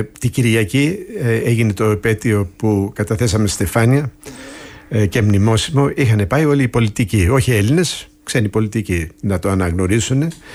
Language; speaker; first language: Greek; early bilingual, heritage; Greek